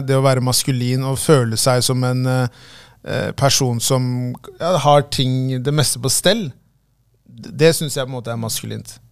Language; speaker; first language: Norwegian; early bilingual, other home language; Tigrinya